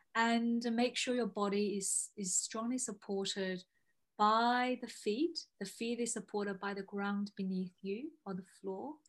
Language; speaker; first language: English; non-native, fluent; Chinese